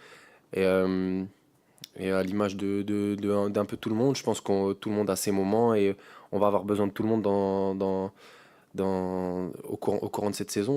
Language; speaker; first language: French; native; French